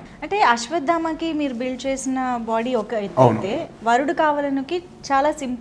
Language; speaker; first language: Telugu; native; Telugu